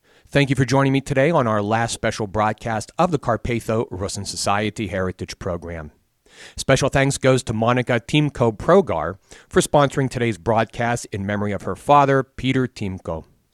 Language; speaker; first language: English; native; English